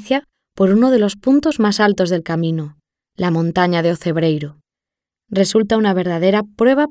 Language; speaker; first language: Spanish; native; Spanish